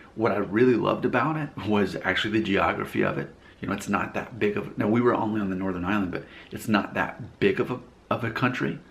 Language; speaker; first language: English; native; English